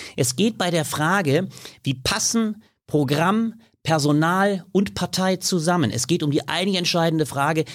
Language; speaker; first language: German; native; German